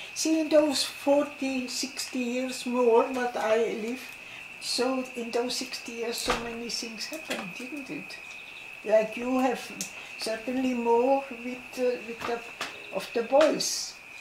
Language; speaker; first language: English; non-native, fluent; German